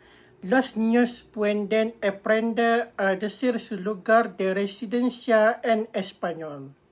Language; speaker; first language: Spanish; non-native, learner; Malay